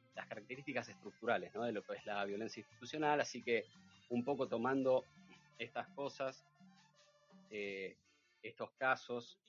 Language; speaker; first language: Spanish; native; Spanish